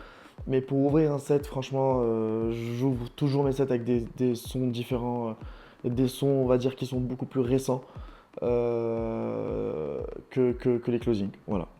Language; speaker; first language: French; non-native, local second language; Arabic